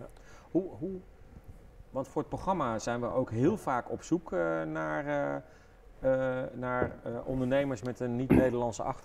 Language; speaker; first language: Dutch; native; Dutch